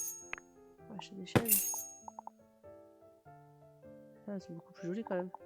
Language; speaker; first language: French; native; French